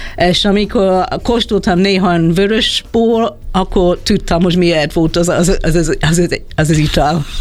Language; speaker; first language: Hungarian; non-native, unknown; English